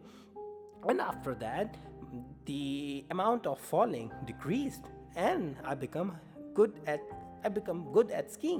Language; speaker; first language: English; non-native, local second language; Hindi